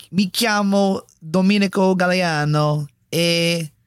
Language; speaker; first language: Italian; non-native, learner; English